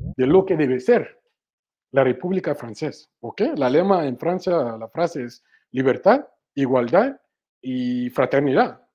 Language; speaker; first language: Spanish; non-native, fluent; Wolof